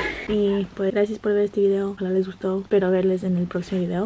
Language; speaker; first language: Spanish; early bilingual, heritage; Spanish